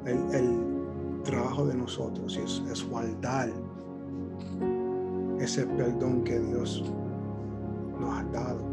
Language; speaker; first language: Spanish; early bilingual, heritage; Spanish